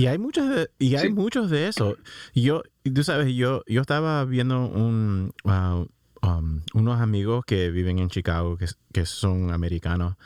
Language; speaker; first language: Spanish; early bilingual, heritage; Spanish